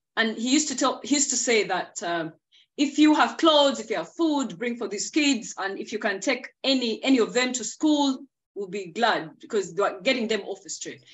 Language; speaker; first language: English; non-native, local second language; Ganda